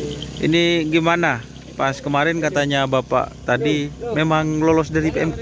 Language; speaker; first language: Indonesian; non-native, local second language; Madurese